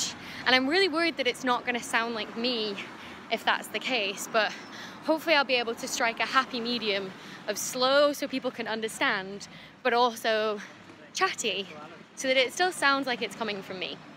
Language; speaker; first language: English; native; English